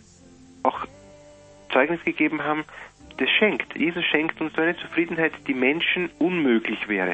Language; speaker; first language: German; native; German